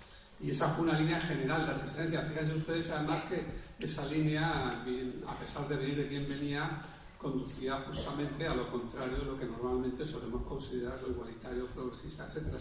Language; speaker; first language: Spanish; native; Spanish